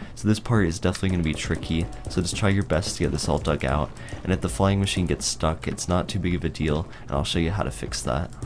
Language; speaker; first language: English; native; English